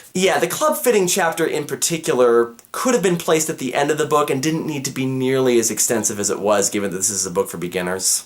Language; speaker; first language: English; native; English